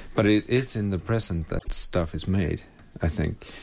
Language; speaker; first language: English; non-native, fluent; Swedish